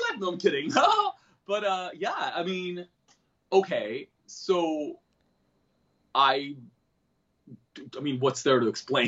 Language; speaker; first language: English; early bilingual, other home language; Korean